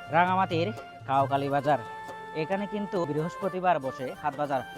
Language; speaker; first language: Bangla; non-native, local second language; Chakma